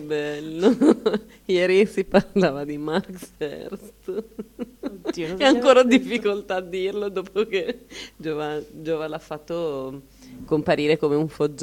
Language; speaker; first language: Italian; native; Italian